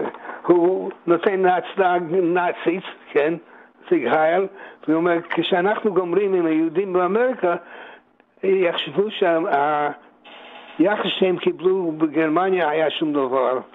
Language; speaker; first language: Hebrew; non-native, fluent; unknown